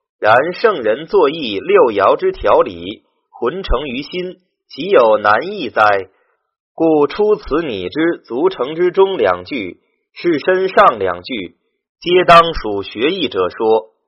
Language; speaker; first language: Chinese; native; Chinese